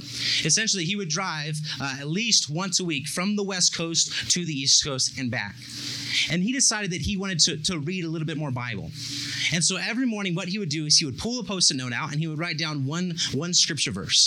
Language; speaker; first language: English; native; English